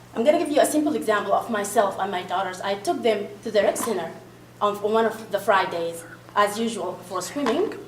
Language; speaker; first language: English; non-native, fluent; Arabic